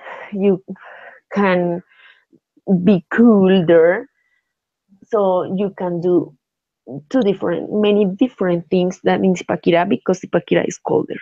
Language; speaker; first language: English; non-native, learner; Spanish